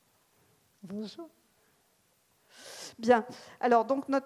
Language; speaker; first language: French; native; French